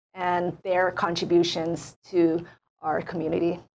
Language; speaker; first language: English; native; English